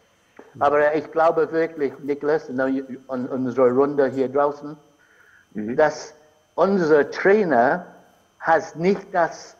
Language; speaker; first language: German; non-native, fluent; English